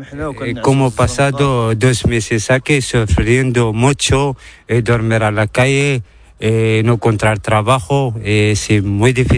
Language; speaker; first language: Spanish; non-native, learner; Arabic